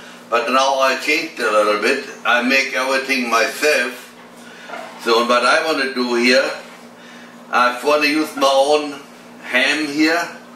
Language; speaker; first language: English; non-native, fluent; German